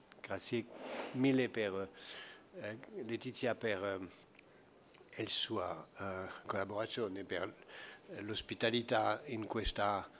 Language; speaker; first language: Italian; non-native, fluent; French